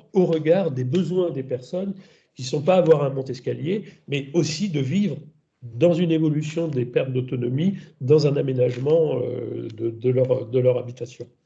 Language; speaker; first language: French; native; French